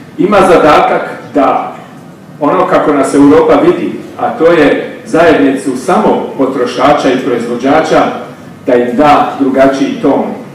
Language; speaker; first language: Croatian; native; Croatian